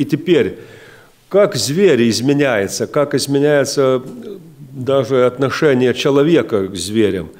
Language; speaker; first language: Russian; non-native, local second language; Lithuanian